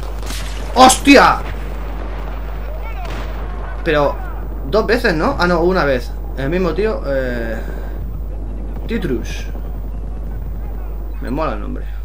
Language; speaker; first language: Spanish; native; Spanish